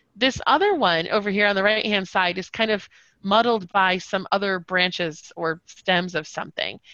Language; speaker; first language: English; native; English